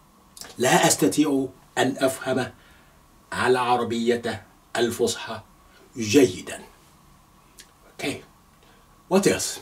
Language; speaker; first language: Arabic; non-native, fluent; Yoruba